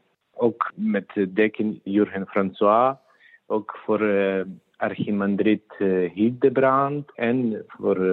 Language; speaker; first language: Dutch; non-native, fluent; Ukrainian